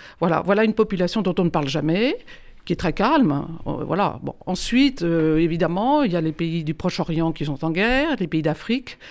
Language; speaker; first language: French; native; French